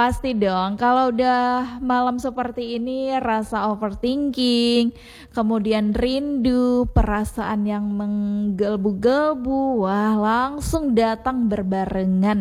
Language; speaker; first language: Indonesian; native; Indonesian